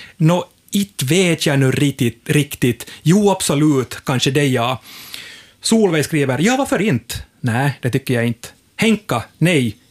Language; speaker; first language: Swedish; native; Swedish